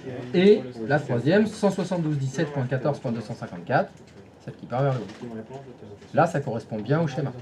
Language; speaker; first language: French; native; French